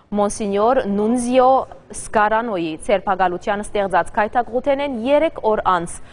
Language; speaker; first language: Armenian; early bilingual, heritage; Armenian